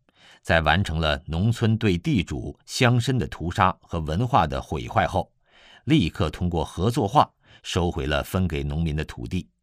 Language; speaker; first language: Chinese; native; Chinese